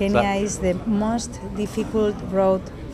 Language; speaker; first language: English; non-native, learner; Spanish